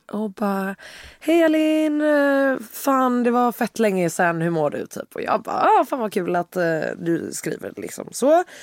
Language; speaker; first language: Swedish; native; Swedish